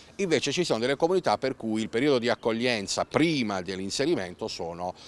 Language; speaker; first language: Italian; native; Italian